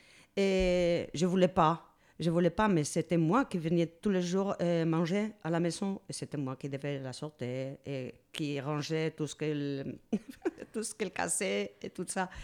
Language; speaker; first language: French; non-native, learner; Spanish